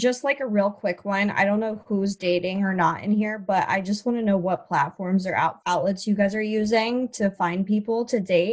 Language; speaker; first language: English; native; English